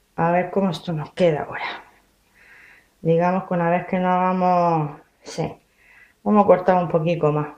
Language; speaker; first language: Spanish; native; Spanish